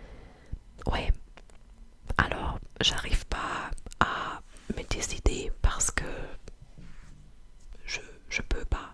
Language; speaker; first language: French; non-native, fluent; English